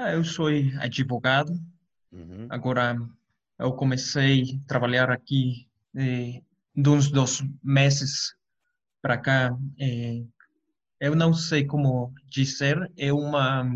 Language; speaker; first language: Portuguese; non-native, fluent; Spanish